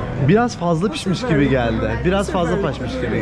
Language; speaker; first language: Turkish; native; Turkish